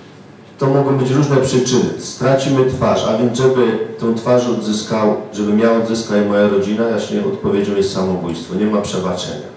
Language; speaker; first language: Polish; native; Polish